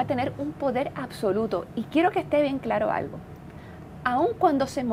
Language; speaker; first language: Spanish; native; Spanish